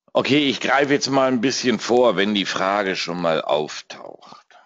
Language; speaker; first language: German; native; German